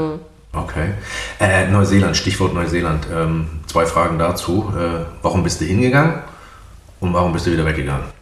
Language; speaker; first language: German; native; German